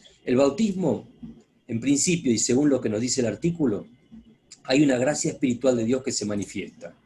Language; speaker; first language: Spanish; native; Spanish